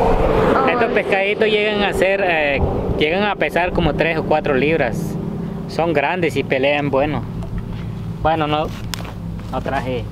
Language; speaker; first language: Spanish; early bilingual, heritage; Spanish